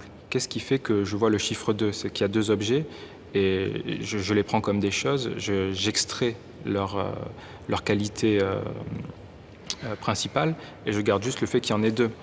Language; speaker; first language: French; native; French